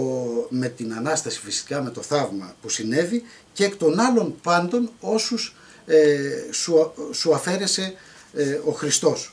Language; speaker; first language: Greek; native; Greek